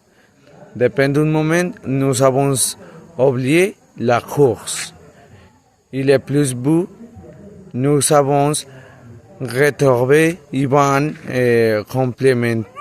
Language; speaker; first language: French; non-native, learner; Spanish